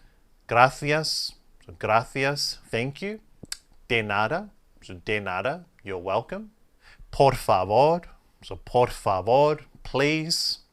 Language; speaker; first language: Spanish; non-native, fluent; English